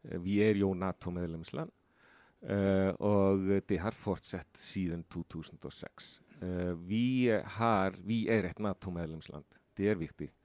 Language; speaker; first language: Norwegian; non-native, fluent; Icelandic